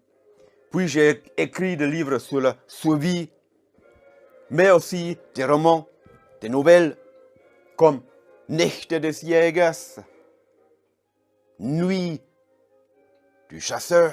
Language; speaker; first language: French; non-native, fluent; German